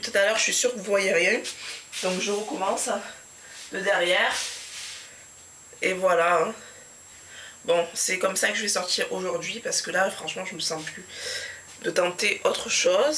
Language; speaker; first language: French; native; French